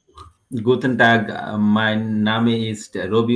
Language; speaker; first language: German; non-native, learner; Bangla